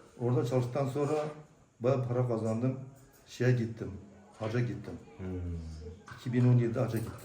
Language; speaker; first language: Turkish; non-native, local second language; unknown